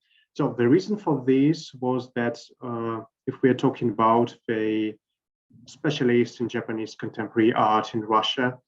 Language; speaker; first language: English; non-native, fluent; Russian